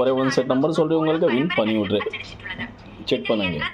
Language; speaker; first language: Tamil; non-native, learner; Kannada